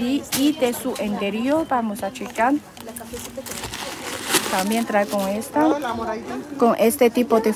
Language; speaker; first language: Spanish; non-native, learner; Chinese